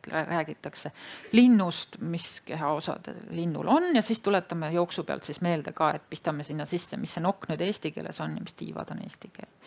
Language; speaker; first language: Estonian; native; Estonian